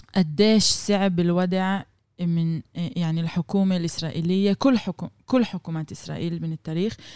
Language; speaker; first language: Arabic; non-native, fluent; Hebrew